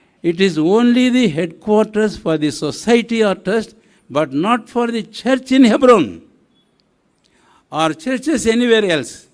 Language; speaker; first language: English; non-native, local second language; Telugu